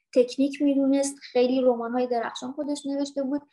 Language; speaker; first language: Persian; native; Persian